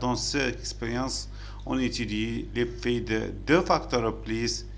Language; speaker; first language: French; non-native, local second language; Arabic